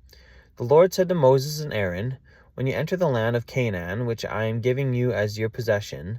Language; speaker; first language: English; native; English